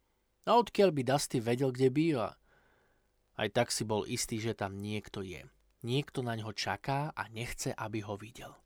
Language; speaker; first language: Slovak; native; Slovak